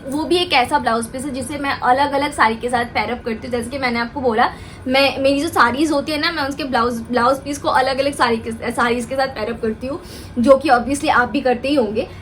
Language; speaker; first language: Hindi; non-native, local second language; Bangla